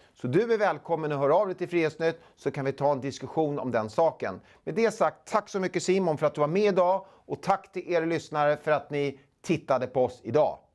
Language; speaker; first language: Swedish; native; Swedish